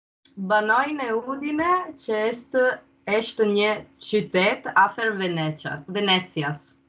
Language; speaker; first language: Albanian; non-native, learner; Italian